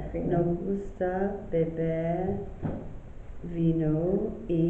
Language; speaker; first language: Spanish; non-native, learner; English